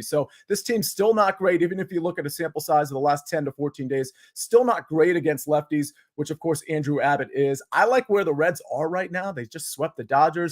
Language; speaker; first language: English; native; English